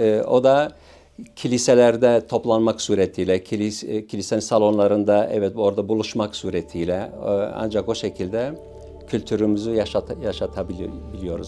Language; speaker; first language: Turkish; non-native, local second language; Syriac